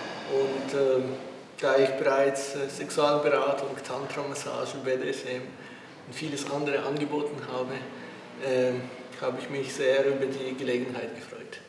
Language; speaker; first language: German; non-native, fluent; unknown